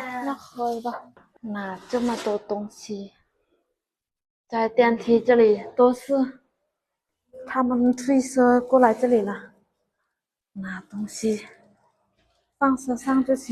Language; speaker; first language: Chinese; non-native, fluent; Lao